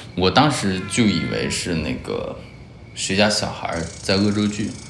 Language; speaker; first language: Chinese; native; Chinese